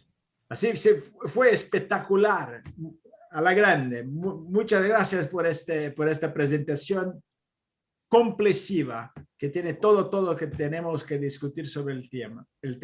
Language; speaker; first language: Spanish; non-native, fluent; Portuguese